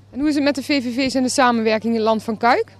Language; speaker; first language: Dutch; native; Dutch